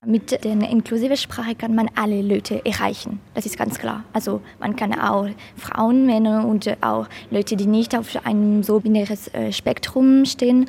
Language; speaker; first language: German; non-native, local second language; French